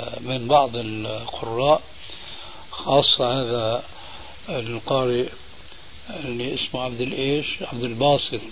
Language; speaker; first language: Arabic; early bilingual, other home language; Albanian